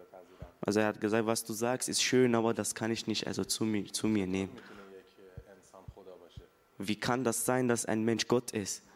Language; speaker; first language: German; early bilingual, other home language; Persian